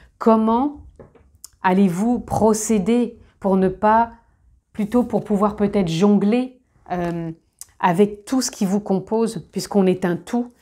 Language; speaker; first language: French; native; French